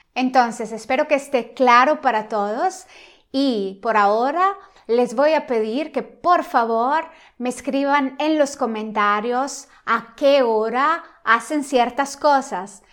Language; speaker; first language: Spanish; non-native, fluent; Italian